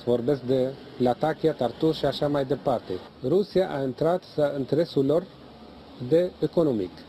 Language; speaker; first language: Romanian; non-native, fluent; Arabic